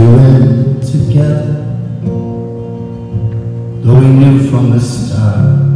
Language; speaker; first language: English; native; English